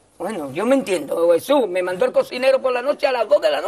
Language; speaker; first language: Spanish; native; Spanish